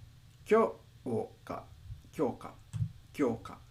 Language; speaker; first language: Japanese; non-native, learner; Spanish